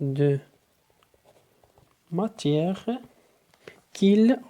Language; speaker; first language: French; non-native, local second language; Arabic